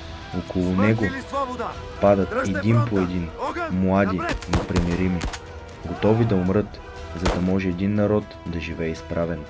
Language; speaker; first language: Bulgarian; native; Bulgarian